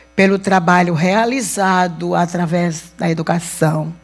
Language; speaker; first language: Portuguese; native; Portuguese